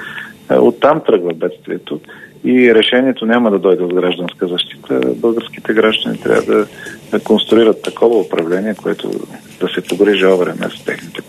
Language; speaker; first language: Bulgarian; native; Bulgarian